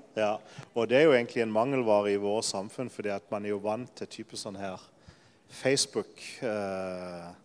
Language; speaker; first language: Norwegian; native; Norwegian